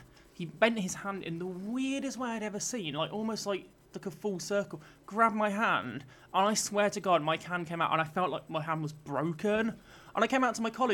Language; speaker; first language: English; native; English